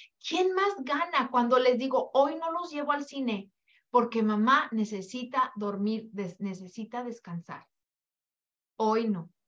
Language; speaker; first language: Spanish; early bilingual, heritage; Spanish